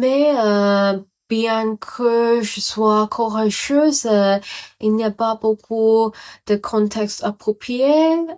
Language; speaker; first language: French; non-native, learner; Cantonese